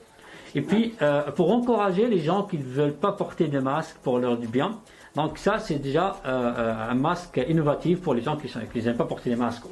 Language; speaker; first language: French; non-native, local second language; Arabic